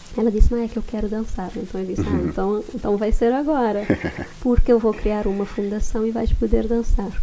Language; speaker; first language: Portuguese; non-native, local second language; Kabuverdianu